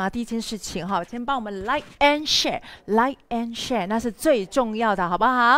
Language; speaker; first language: Chinese; native; Chinese